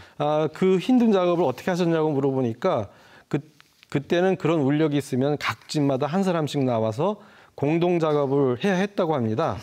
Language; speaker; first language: Korean; native; Korean